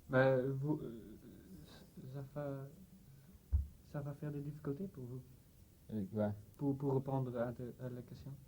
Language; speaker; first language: French; non-native, fluent; Dutch